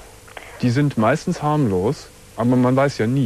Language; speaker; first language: German; native; German